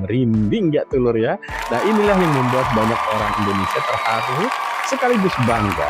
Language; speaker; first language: Indonesian; native; Indonesian